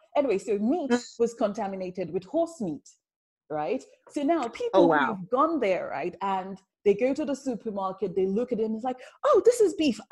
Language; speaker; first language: English; non-native, local second language; Yoruba